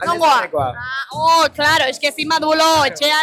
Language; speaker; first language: Basque; native; Basque